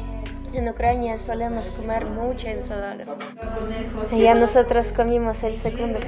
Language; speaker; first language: Spanish; non-native, learner; Ukrainian